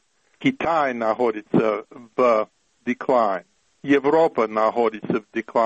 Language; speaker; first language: Russian; non-native, fluent; English